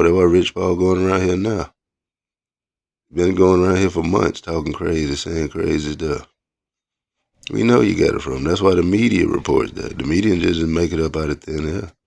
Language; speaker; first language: English; native; English